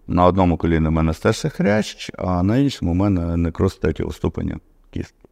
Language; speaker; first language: Ukrainian; non-native, local second language; Russian